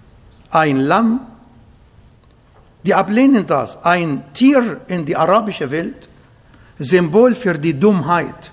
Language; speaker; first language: German; non-native, fluent; Arabic